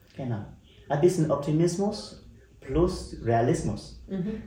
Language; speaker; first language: German; non-native, fluent; Vietnamese